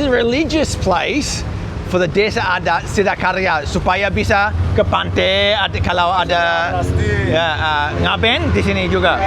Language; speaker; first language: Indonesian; non-native, learner; English